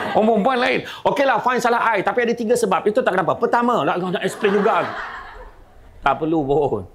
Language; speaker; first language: Malay; native; Malay